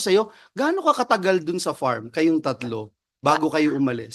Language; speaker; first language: Filipino; native; Filipino